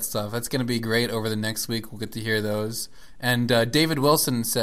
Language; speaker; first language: English; native; English